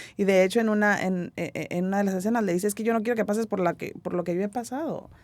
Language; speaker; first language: Spanish; native; Spanish